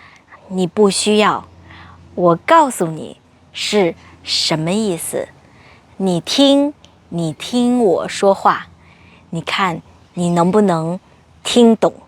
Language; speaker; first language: Chinese; non-native, fluent; English